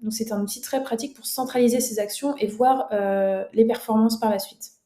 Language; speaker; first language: French; native; French